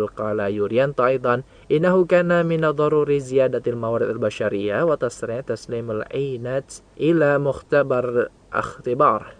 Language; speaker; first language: Arabic; non-native, fluent; Indonesian